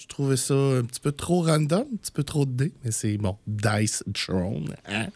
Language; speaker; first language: French; native; French